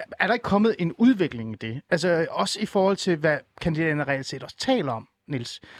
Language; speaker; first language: Danish; early bilingual, other home language; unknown